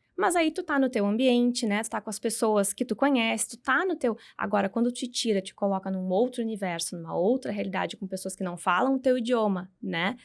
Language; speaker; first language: Portuguese; native; Portuguese